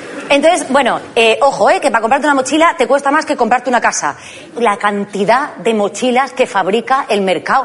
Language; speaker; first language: Spanish; native; Spanish